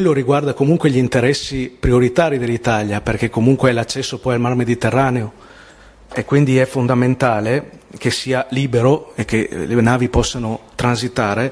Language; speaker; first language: Italian; native; Italian